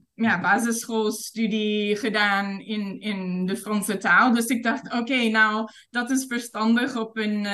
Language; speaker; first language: Dutch; non-native, fluent; English